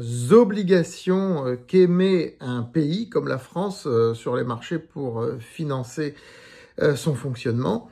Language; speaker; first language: French; native; French